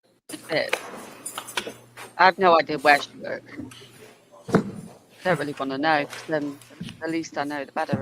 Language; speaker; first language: English; native; English